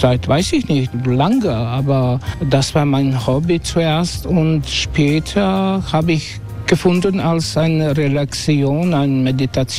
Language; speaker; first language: German; non-native, learner; Croatian